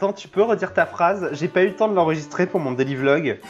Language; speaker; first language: French; native; French